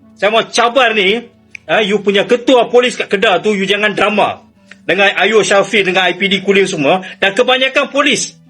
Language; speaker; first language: Malay; native; Malay